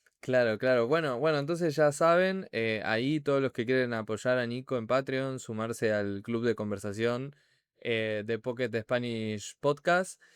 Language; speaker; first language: Spanish; native; Spanish